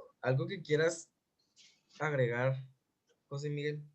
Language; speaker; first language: Spanish; native; Spanish